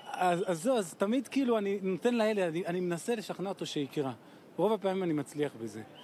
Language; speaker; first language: Hebrew; native; Hebrew